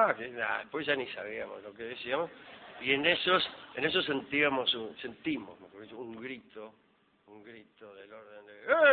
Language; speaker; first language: Spanish; native; Spanish